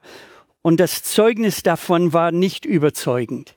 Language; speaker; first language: German; non-native, fluent; English